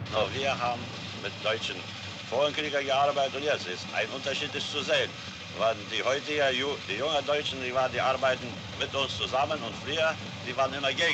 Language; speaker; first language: German; non-native, fluent; Polish